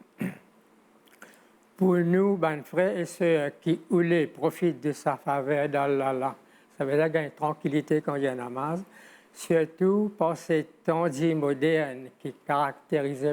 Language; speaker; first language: French; non-native, local second language; Morisyen